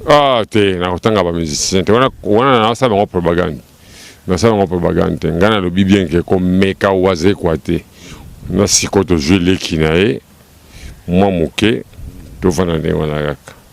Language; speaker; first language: Lingala; native; Lingala